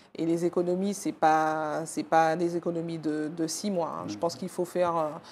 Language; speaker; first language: French; native; French